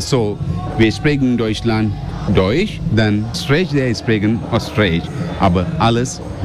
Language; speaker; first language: German; non-native, learner; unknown